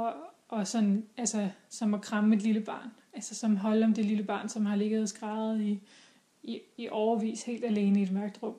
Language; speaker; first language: Danish; native; Danish